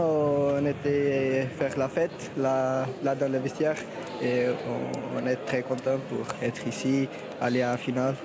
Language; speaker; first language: French; non-native, learner; Portuguese